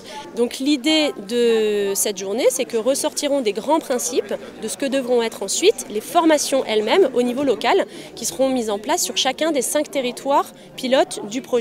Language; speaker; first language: French; native; French